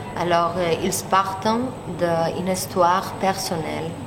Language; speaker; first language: French; non-native, learner; Catalan